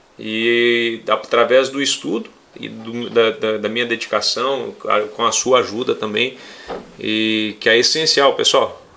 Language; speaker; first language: Portuguese; native; Portuguese